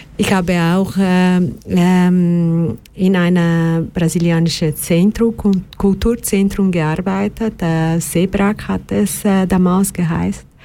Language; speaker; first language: German; non-native, fluent; Portuguese